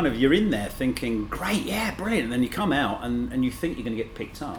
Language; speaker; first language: English; native; English